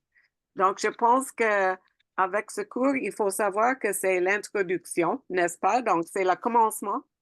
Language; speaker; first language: French; non-native, fluent; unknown